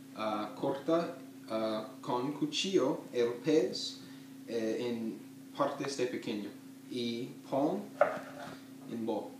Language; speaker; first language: Spanish; non-native, learner; English